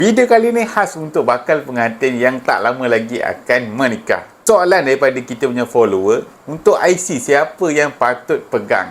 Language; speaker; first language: Malay; native; Malay